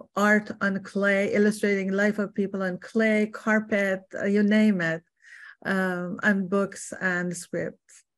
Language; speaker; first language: English; non-native, fluent; Persian